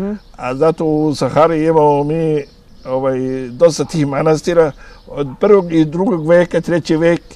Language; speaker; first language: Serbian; non-native, fluent; Arabic